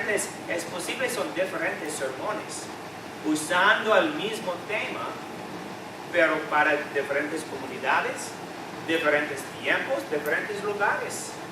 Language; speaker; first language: Spanish; non-native, fluent; English